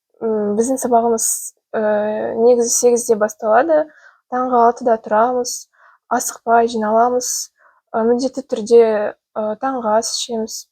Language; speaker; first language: Kazakh; non-native, local second language; Russian